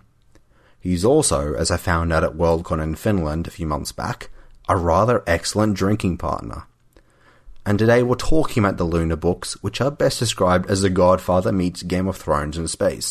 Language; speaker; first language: English; native; English